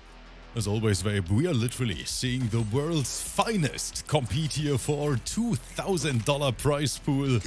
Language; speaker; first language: English; native; English